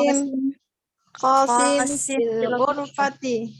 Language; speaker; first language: Arabic; non-native, learner; Indonesian